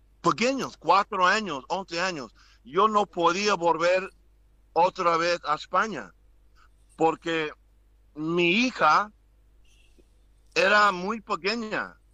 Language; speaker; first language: Spanish; non-native, learner; English